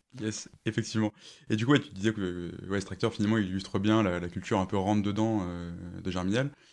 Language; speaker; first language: French; native; French